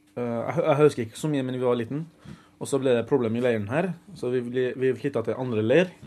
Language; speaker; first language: Norwegian; early bilingual, other home language; Arabic